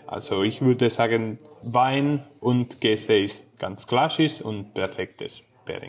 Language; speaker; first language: German; non-native, fluent; Spanish